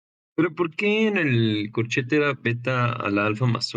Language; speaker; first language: Spanish; native; Spanish